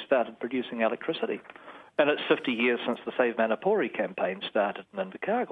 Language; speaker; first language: English; native; English